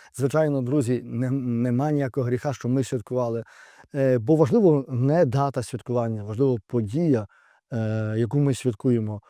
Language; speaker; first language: Ukrainian; native; Ukrainian